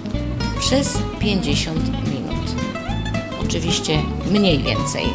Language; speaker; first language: Polish; non-native, fluent; Italian